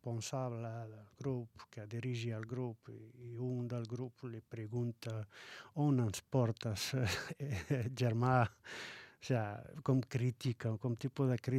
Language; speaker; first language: Catalan; non-native, fluent; Arabic